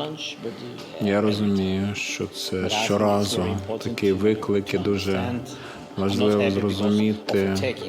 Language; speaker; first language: Ukrainian; non-native, local second language; Russian